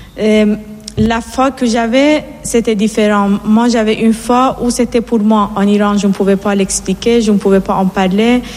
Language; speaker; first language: French; non-native, fluent; Persian